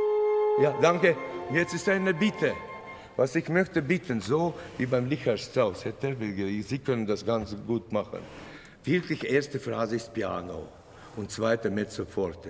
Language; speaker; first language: German; non-native, learner; Latvian